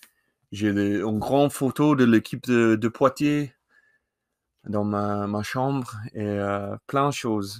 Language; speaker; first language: French; non-native, learner; English